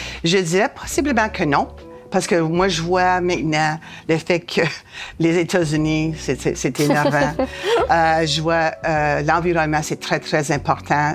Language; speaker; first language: French; native; French